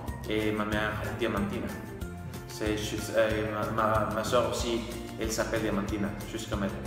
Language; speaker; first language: French; non-native, learner; Spanish